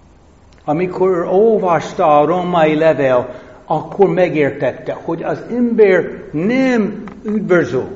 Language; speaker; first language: Hungarian; non-native, fluent; English